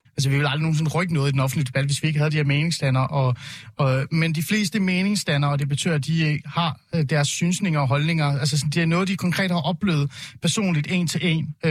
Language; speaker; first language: Danish; early bilingual, other home language; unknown